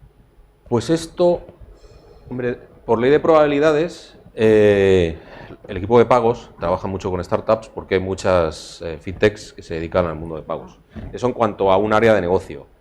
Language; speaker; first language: Spanish; native; Spanish